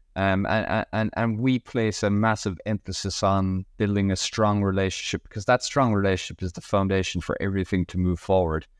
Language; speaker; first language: English; native; English